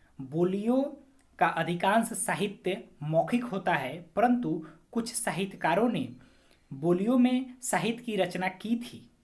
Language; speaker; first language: Hindi; native; Hindi